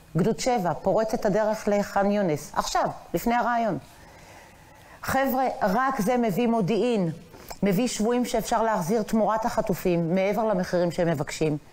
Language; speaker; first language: Hebrew; native; Hebrew